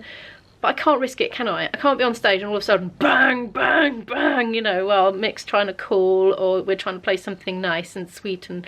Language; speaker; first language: English; native; English